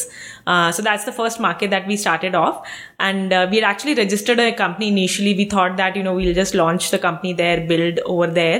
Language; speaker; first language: English; non-native, local second language; Hindi